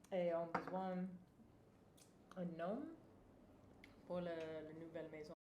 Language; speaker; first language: French; non-native, fluent; English